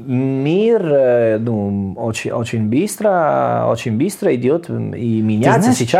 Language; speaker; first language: Russian; non-native, learner; Italian